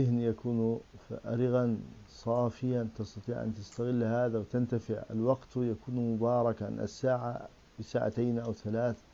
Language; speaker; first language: Arabic; native; Arabic